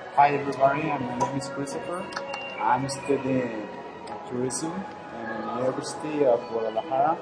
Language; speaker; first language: English; non-native, learner; Spanish